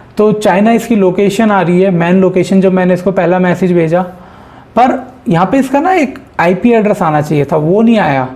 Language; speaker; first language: Hindi; native; Hindi